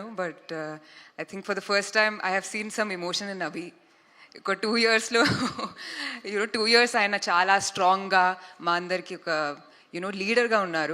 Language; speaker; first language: Telugu; non-native, fluent; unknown